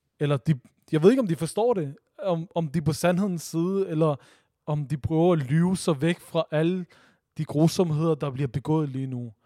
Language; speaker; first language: Danish; early bilingual, other home language; Urdu